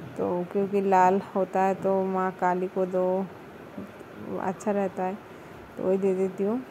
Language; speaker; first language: Hindi; non-native, local second language; Bangla